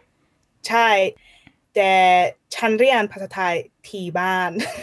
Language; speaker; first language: Thai; non-native, learner; English